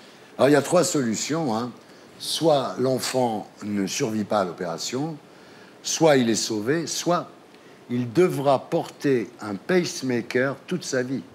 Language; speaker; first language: French; native; French